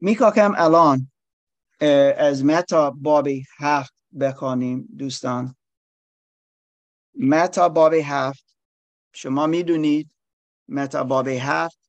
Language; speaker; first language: Persian; non-native, learner; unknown